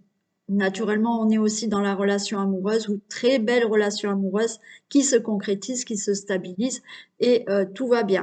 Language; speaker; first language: French; native; French